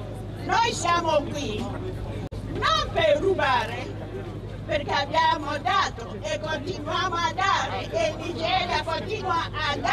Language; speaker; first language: Italian; non-native, fluent; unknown